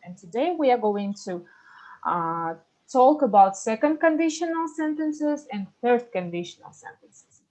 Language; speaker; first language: English; non-native, fluent; Russian